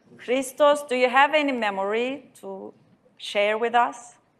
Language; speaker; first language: English; non-native, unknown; Turkish